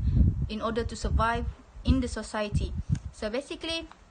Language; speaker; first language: English; non-native, local second language; Malay